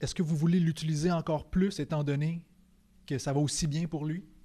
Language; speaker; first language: French; native; French